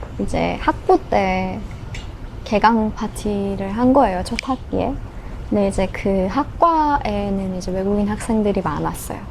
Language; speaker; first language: Korean; non-native, fluent; Persian